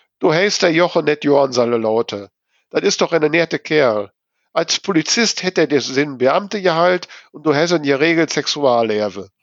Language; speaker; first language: German; native; German